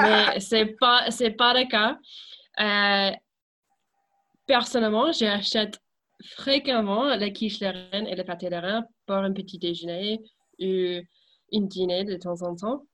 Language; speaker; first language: French; non-native, fluent; English